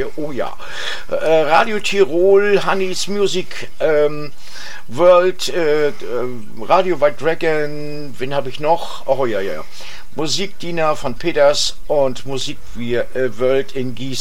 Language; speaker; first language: German; native; German